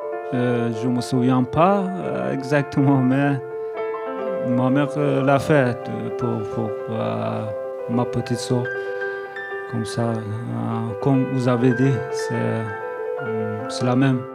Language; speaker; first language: French; non-native, learner; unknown